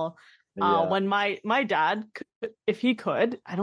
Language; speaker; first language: English; native; English